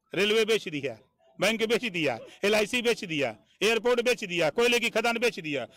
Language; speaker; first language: Hindi; native; Hindi